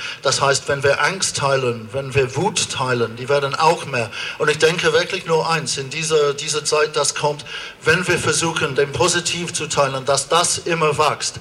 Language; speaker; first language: German; non-native, fluent; English